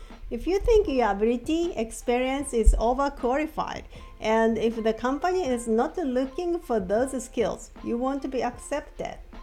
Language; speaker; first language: English; non-native, fluent; Japanese